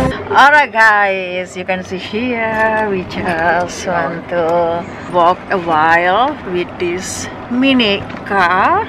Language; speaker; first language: English; non-native, learner; Indonesian